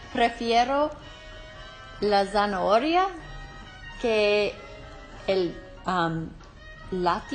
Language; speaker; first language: Spanish; non-native, learner; English